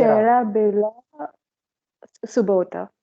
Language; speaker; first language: Russian; non-native, learner; Hindi